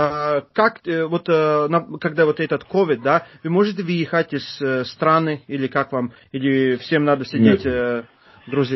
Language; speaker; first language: Russian; non-native, fluent; Latvian